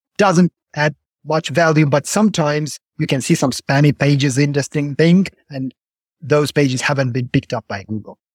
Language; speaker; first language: English; non-native, fluent; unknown